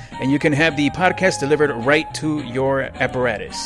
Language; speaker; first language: English; early bilingual, other home language; Spanish